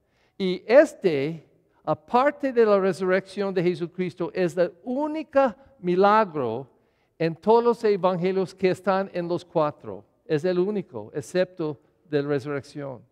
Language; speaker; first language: Spanish; non-native, learner; English